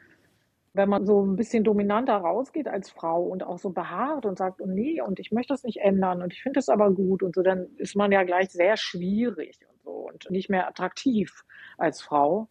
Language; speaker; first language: German; native; German